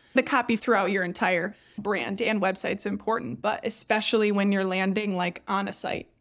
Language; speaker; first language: English; native; English